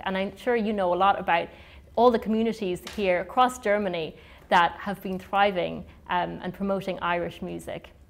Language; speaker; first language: English; early bilingual, other home language; German